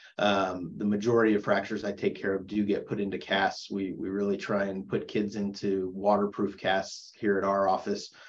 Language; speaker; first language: English; native; English